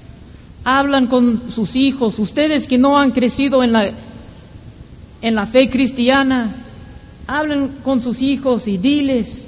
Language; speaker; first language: Spanish; non-native, fluent; English